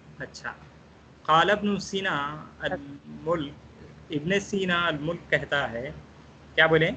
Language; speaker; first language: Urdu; native; Urdu